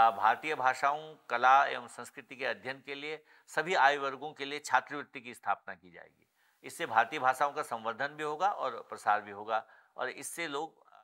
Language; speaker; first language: Hindi; native; Hindi